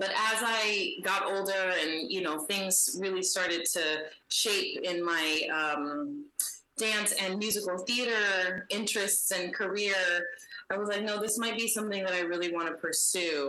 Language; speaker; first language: English; native; English